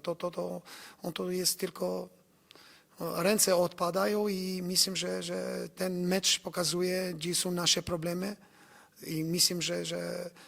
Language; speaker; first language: Polish; non-native, learner; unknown